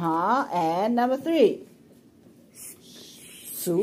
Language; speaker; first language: English; non-native, fluent; Chinese